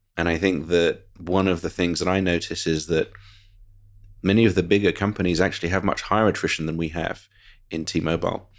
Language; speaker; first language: English; native; English